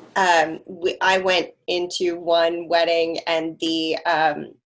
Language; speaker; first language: English; native; English